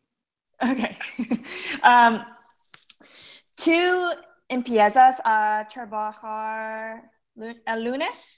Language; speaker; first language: Spanish; non-native, learner; English